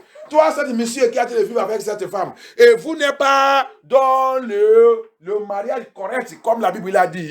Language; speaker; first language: French; non-native, learner; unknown